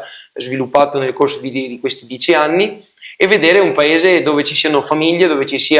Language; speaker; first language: Italian; native; Italian